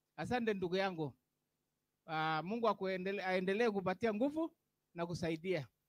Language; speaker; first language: Swahili; non-native, local second language; Kalenjin